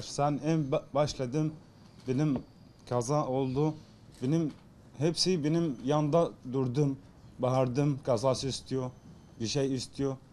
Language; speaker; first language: Turkish; non-native, learner; Arabic